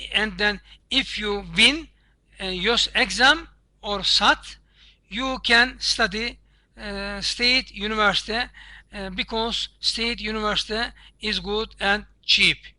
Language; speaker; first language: English; non-native, learner; Turkish